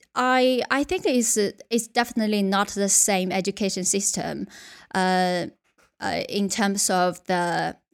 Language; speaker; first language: English; non-native, fluent; Chinese